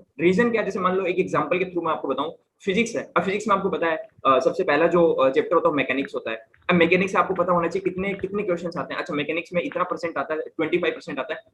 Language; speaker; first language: Hindi; native; Hindi